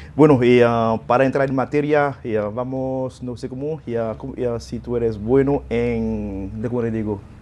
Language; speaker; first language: Spanish; non-native, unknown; Haitian Creole